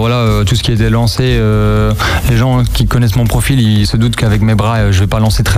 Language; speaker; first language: French; native; French